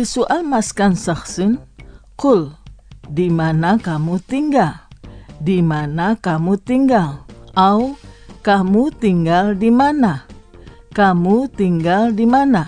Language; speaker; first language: Arabic; non-native, fluent; Indonesian